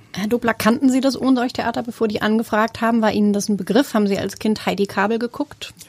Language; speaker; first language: German; native; German